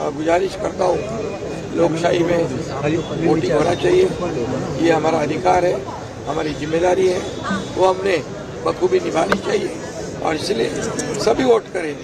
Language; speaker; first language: Hindi; non-native, local second language; Marathi